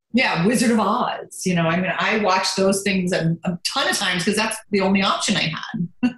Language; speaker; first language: English; early bilingual, other home language; German